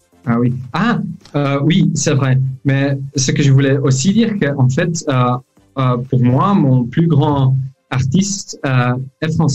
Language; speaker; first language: French; non-native, local second language; Dutch